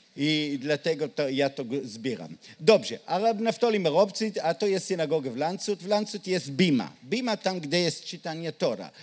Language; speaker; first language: Polish; non-native, learner; Hebrew